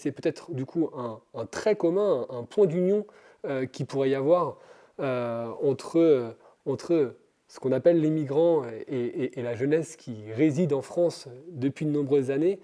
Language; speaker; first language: French; native; French